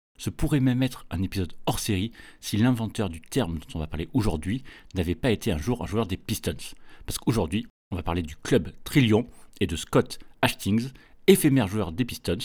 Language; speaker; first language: French; native; French